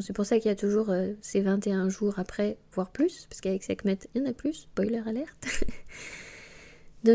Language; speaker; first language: French; native; French